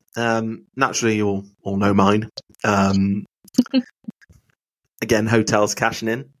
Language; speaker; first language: English; native; English